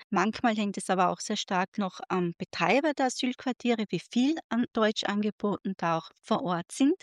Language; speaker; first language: German; native; German